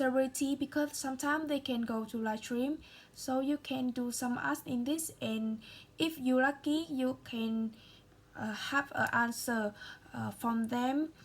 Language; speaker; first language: English; non-native, learner; Vietnamese